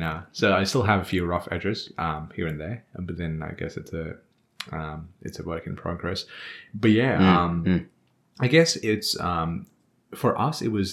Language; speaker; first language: English; non-native, local second language; Nepali